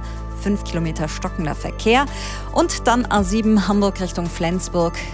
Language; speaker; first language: German; native; German